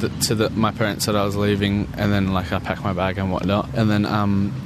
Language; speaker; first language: English; native; English